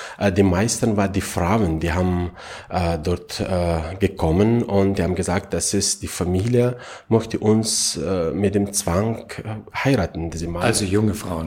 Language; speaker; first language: German; non-native, learner; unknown